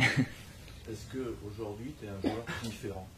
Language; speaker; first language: French; native; French